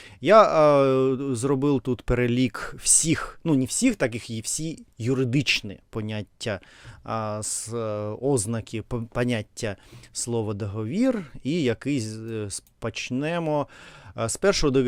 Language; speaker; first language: Ukrainian; non-native, learner; Russian